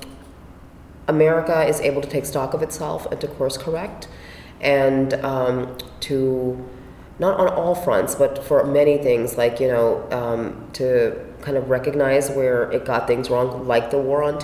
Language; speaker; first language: English; native; English